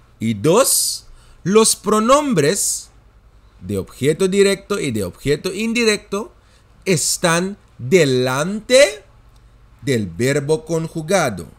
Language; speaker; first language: Spanish; non-native, fluent; Dutch